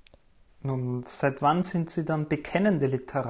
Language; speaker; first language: German; native; German